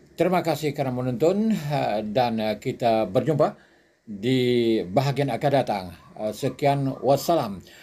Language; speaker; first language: Malay; native; Malay